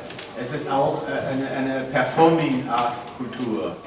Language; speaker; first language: German; non-native, fluent; French